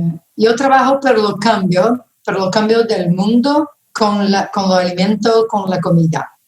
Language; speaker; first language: Spanish; non-native, fluent; Portuguese